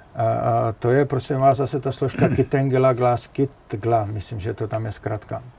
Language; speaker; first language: Czech; native; Czech